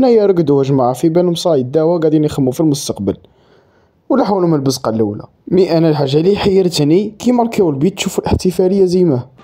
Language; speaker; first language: Arabic; native; Arabic